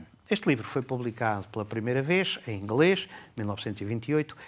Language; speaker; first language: Portuguese; native; Portuguese